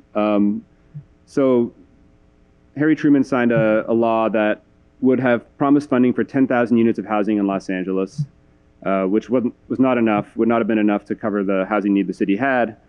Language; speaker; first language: English; native; English